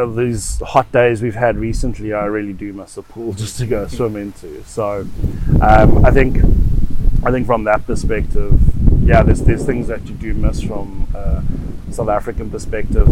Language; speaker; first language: English; native; English